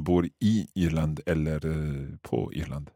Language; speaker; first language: Swedish; non-native, learner; English